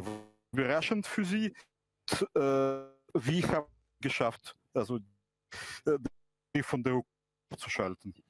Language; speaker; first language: German; non-native, learner; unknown